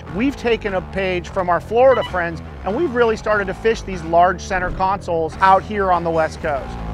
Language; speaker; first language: English; native; English